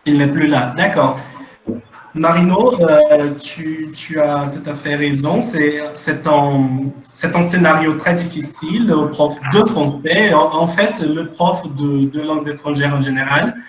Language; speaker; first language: French; non-native, fluent; Portuguese